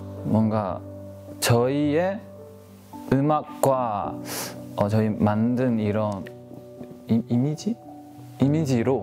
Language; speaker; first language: Korean; non-native, learner; Chinese